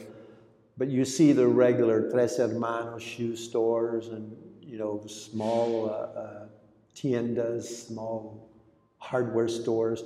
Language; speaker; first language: English; early bilingual, other home language; Greek